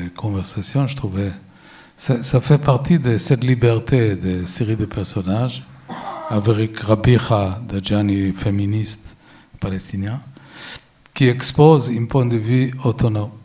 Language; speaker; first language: French; non-native, fluent; Hebrew